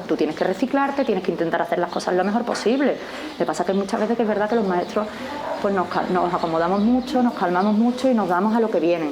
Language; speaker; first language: Spanish; native; Spanish